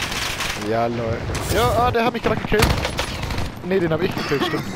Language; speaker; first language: German; native; German